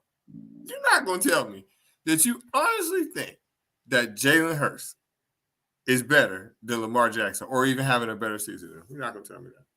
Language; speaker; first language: English; native; English